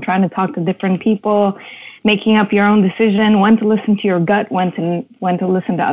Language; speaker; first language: English; native; English